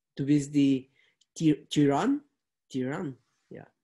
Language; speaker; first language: German; non-native, fluent; Spanish